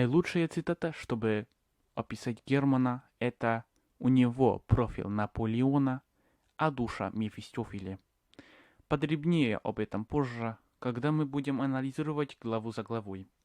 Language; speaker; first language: Russian; non-native, learner; English